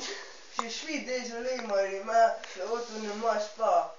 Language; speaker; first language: French; non-native, learner; Dutch